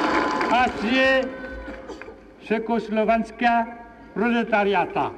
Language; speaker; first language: Slovak; non-native, learner; Vietnamese